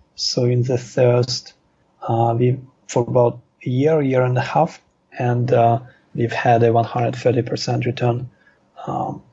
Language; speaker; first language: English; non-native, fluent; Russian